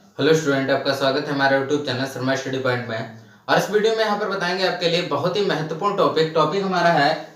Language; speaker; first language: Hindi; native; Hindi